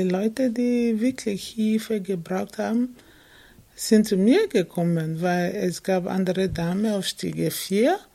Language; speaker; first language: German; non-native, fluent; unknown